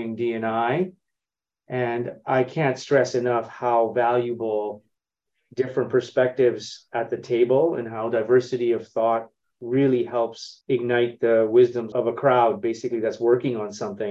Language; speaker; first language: English; native; English